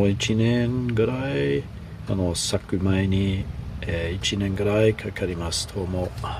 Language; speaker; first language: Japanese; non-native, learner; English